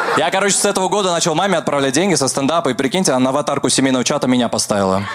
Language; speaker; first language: Russian; early bilingual, other home language; Armenian